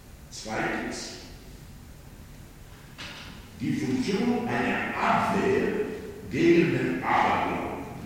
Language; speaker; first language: German; non-native, fluent; Polish